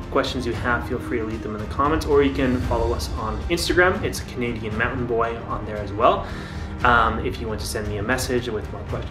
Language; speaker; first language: English; native; English